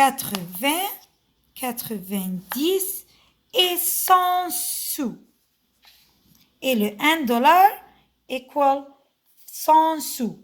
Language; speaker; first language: French; non-native, fluent; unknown